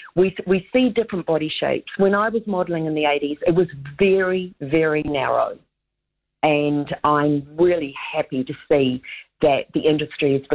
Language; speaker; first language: English; native; English